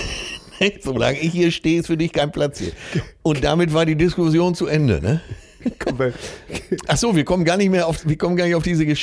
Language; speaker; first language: German; native; German